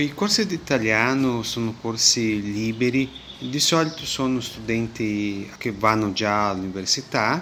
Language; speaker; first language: Italian; early bilingual, heritage; Italian